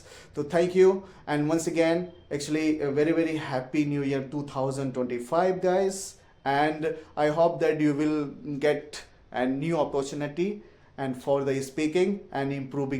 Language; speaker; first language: English; non-native, learner; Hindi